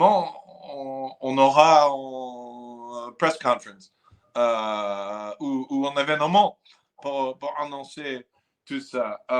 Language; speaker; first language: French; non-native, fluent; English